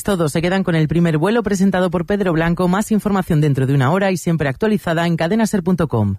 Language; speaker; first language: Spanish; native; Spanish